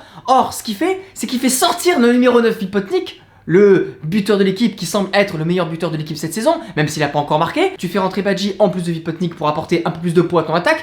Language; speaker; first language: French; native; French